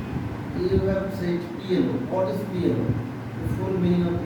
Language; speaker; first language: English; non-native, learner; Bangla